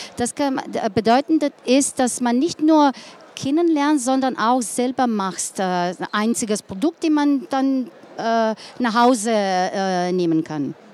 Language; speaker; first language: German; non-native, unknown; Slovenian